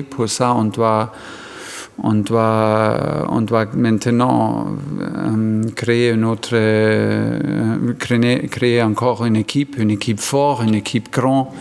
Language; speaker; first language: French; non-native, fluent; German